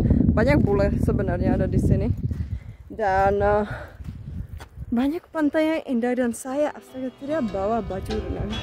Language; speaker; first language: Indonesian; non-native, fluent; Czech